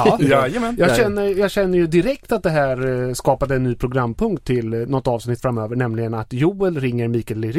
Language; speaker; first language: Swedish; native; Swedish